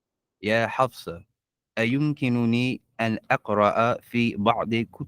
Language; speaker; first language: Arabic; non-native, learner; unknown